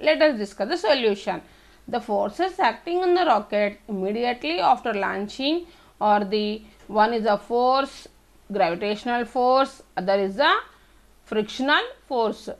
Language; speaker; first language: English; non-native, local second language; Telugu